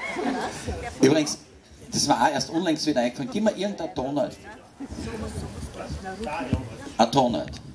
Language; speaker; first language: German; native; German